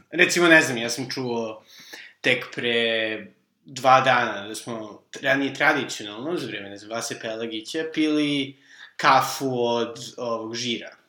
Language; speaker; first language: Serbian; native; Serbian